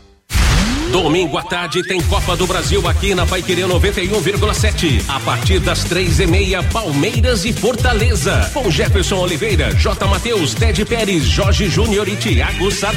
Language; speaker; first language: Portuguese; native; Portuguese